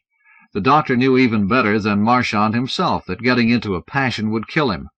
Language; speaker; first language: English; native; English